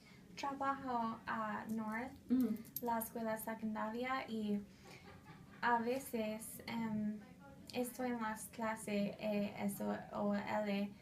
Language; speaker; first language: Spanish; non-native, fluent; English